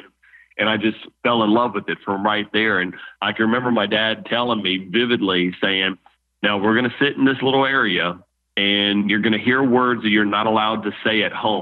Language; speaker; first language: English; native; English